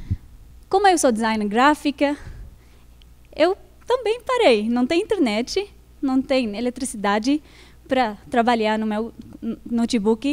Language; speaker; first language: Portuguese; non-native, fluent; Arabic